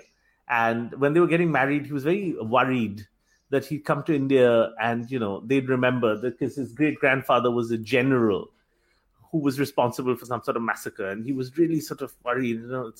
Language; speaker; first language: English; non-native, local second language; Bangla